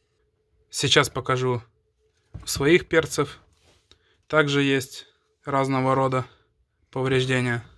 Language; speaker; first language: Russian; native; Russian